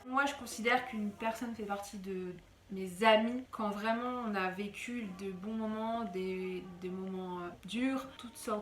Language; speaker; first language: French; native; French